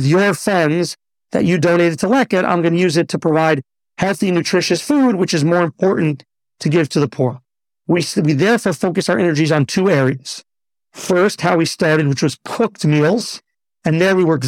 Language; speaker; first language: English; native; English